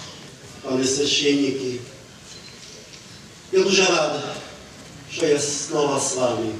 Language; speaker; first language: Ukrainian; non-native, learner; Hungarian